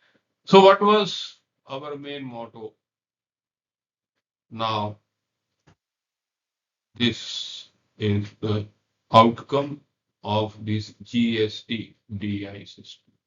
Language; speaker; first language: English; non-native, local second language; Hindi